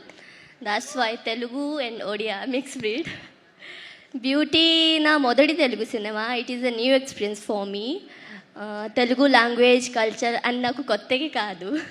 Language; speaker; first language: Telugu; non-native, local second language; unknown